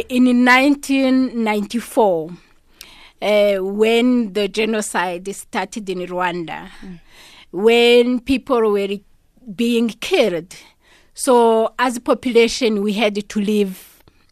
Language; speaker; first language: English; non-native, local second language; Kinyarwanda